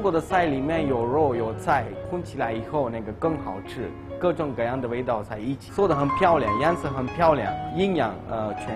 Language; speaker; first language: Chinese; non-native, fluent; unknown